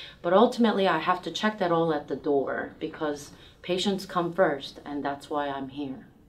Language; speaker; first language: English; early bilingual, other home language; Korean